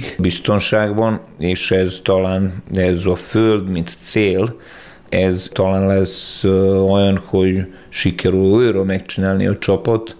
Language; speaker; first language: Hungarian; non-native, learner; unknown